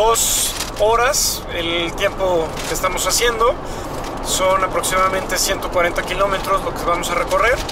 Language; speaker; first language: Spanish; native; Spanish